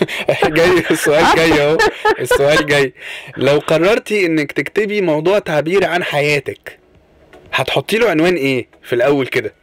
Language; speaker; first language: Arabic; native; Arabic